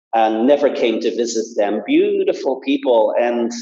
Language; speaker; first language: English; native; English